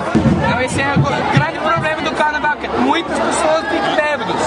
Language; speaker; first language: Portuguese; non-native, fluent; English